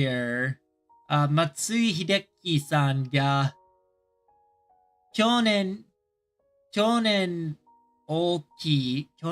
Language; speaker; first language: Japanese; non-native, learner; English